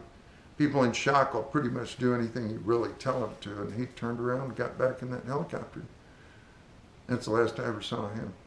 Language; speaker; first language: English; native; English